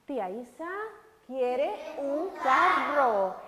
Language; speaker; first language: Spanish; early bilingual, heritage; Spanish